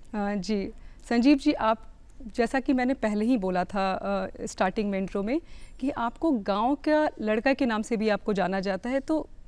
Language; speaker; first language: Hindi; native; Hindi